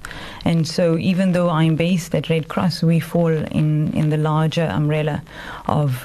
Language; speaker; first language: English; native; English